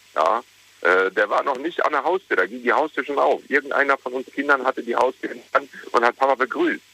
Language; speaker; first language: German; native; German